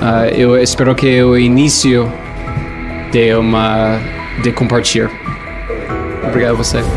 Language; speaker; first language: Portuguese; non-native, fluent; English